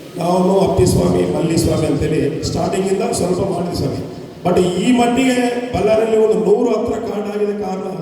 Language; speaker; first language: Kannada; non-native, local second language; Telugu